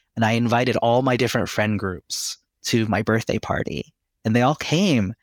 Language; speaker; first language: English; early bilingual, other home language; Filipino